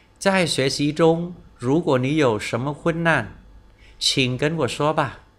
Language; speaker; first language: Chinese; non-native, fluent; Vietnamese